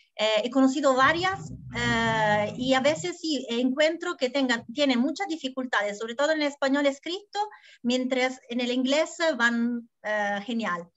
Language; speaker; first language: Spanish; non-native, fluent; Italian